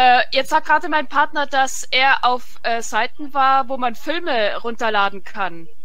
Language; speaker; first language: German; native; German